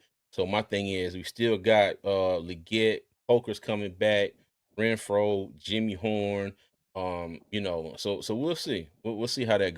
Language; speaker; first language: English; native; English